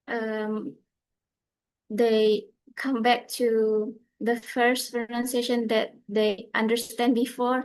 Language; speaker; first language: English; non-native, fluent; Indonesian